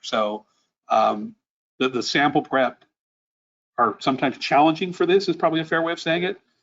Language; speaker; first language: English; native; English